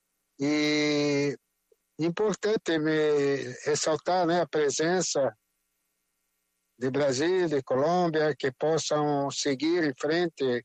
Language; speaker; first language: Spanish; non-native, fluent; Portuguese